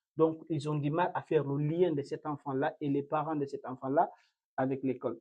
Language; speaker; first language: French; non-native, local second language; Fula